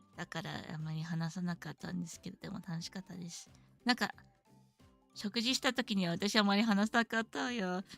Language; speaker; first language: Japanese; non-native, learner; English